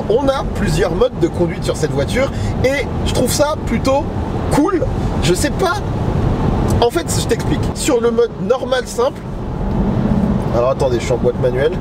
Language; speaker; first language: French; native; French